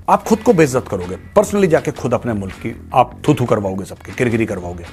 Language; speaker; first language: Hindi; native; Hindi